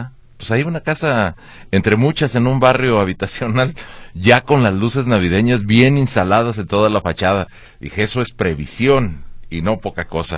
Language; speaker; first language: Spanish; native; Spanish